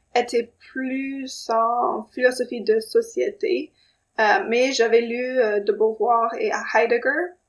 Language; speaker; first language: French; non-native, local second language; English